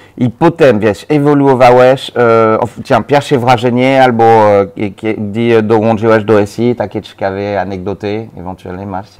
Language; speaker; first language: Polish; non-native, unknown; French